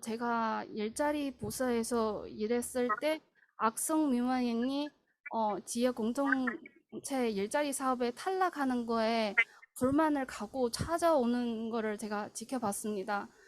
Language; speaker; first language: Korean; non-native, fluent; Chinese